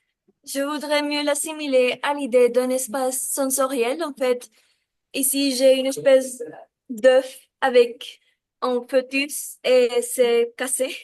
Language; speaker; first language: French; non-native, learner; Spanish